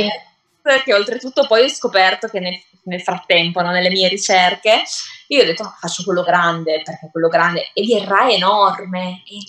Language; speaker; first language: Italian; native; Italian